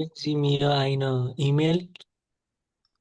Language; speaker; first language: German; non-native, learner; Nepali